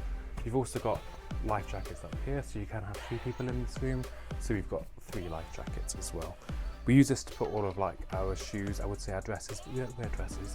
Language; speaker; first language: English; native; English